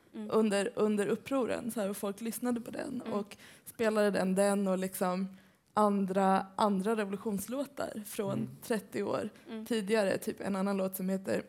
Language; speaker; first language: Swedish; early bilingual, other home language; Persian